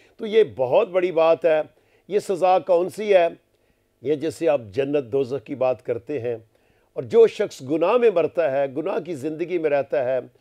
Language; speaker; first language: Urdu; non-native, local second language; Punjabi